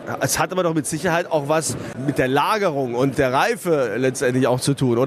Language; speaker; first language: German; native; German